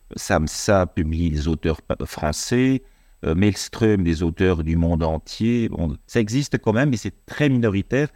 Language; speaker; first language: French; native; French